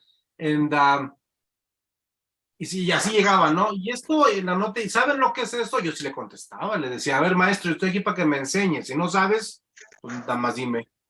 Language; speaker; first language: Spanish; native; Spanish